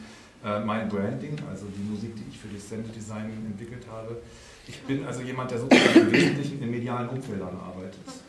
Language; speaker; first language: German; native; German